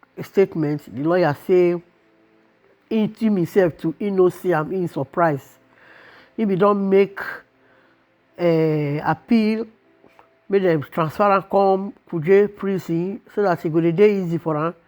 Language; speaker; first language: Nigerian Pidgin; non-native, local second language; Igbo